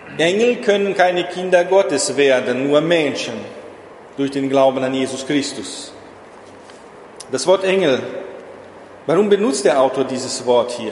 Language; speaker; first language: German; non-native, fluent; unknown